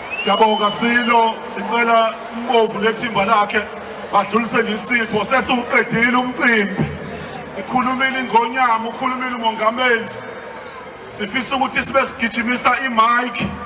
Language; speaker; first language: Zulu; native; Zulu